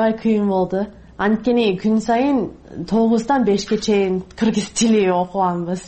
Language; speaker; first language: Kyrgyz; non-native, fluent; English